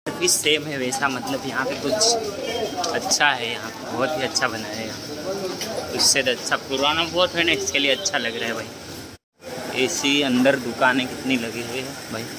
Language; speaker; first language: Hindi; non-native, local second language; Marathi